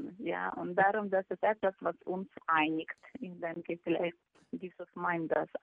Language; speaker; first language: German; non-native, fluent; Ukrainian